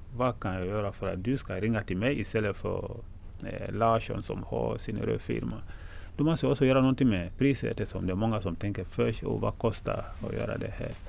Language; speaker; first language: Swedish; non-native, fluent; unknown